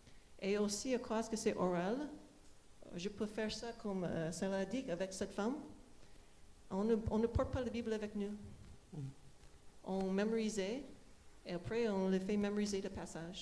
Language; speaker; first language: French; non-native, fluent; English